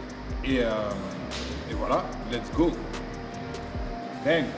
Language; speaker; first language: English; non-native, learner; French